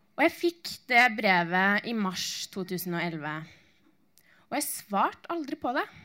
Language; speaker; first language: Norwegian; native; Norwegian